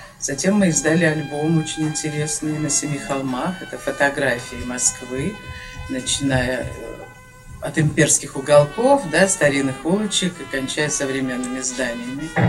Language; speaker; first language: Russian; native; Russian